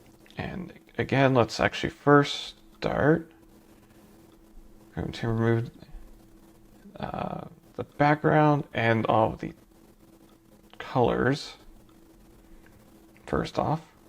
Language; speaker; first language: English; native; English